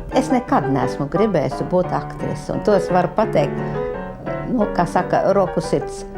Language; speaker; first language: Latvian; non-native, local second language; German